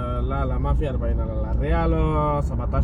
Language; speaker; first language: Arabic; non-native, learner; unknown